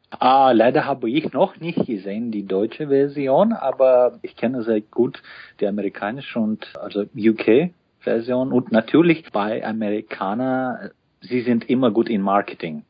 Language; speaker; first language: German; non-native, fluent; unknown